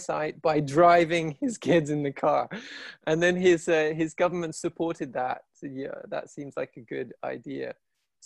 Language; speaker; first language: English; native; English